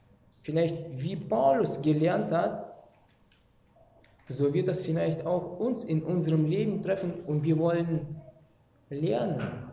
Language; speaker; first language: German; non-native, fluent; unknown